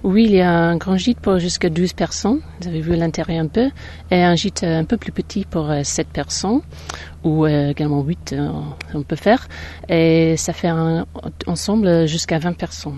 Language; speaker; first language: French; non-native, fluent; English